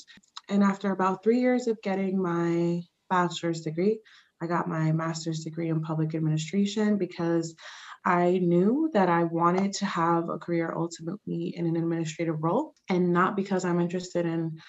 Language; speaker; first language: English; early bilingual, other home language; Spanish